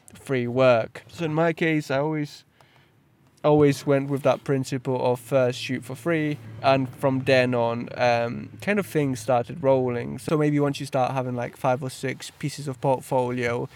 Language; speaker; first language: English; early bilingual, other home language; Polish